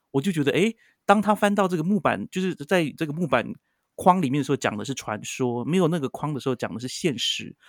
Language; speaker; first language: Chinese; native; Chinese